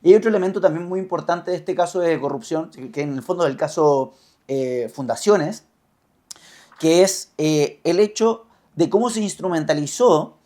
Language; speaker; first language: Spanish; native; Spanish